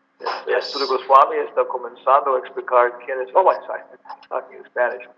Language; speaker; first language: Spanish; non-native, fluent; English